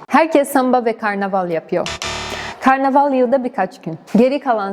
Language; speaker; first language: Turkish; non-native, fluent; Portuguese